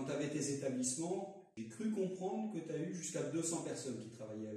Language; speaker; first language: French; native; French